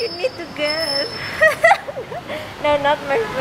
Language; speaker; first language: English; non-native, learner; Vietnamese